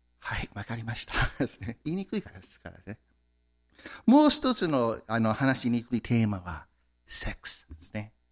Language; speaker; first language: Japanese; non-native, fluent; English